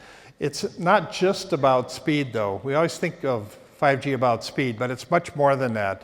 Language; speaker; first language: English; native; English